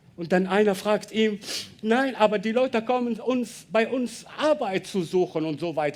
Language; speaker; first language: German; non-native, learner; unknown